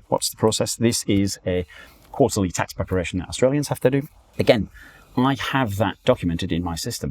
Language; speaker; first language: English; native; English